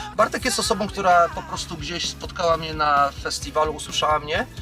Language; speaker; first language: Polish; native; Polish